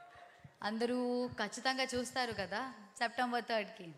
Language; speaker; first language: Telugu; non-native, learner; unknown